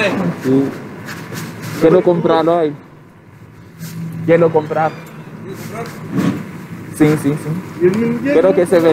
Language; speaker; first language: Spanish; non-native, learner; Haitian Creole